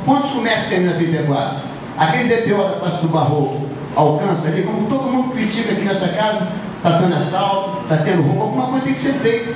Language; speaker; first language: Portuguese; native; Portuguese